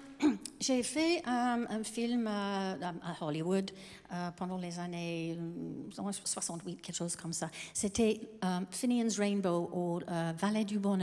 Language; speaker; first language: French; non-native, fluent; English